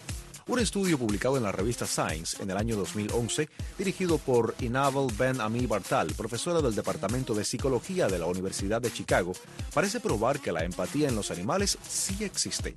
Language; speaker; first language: Spanish; native; Spanish